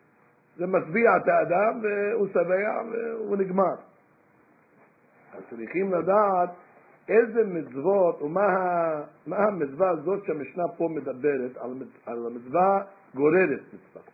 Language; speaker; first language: Hebrew; non-native, fluent; English